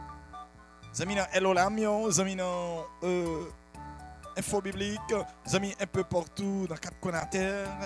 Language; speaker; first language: French; non-native, local second language; Haitian Creole